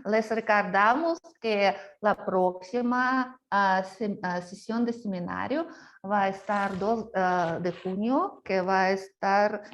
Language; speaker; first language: Spanish; non-native, fluent; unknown